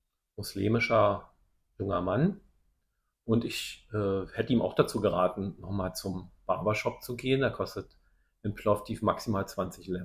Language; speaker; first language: German; native; German